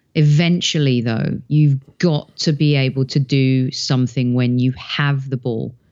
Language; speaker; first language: English; native; English